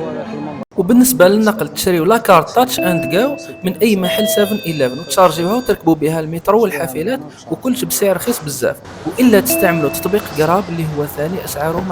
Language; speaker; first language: Arabic; native; Arabic